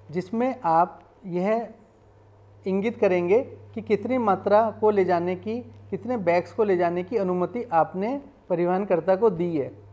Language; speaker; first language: Hindi; native; Hindi